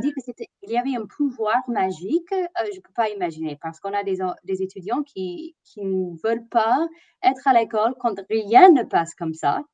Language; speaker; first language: French; non-native, fluent; English